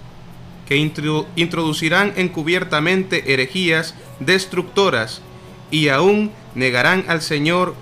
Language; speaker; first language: Spanish; native; Spanish